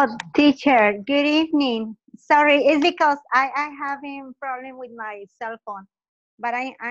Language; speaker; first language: English; non-native, learner; Spanish